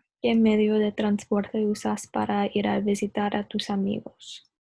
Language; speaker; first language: Spanish; non-native, learner; English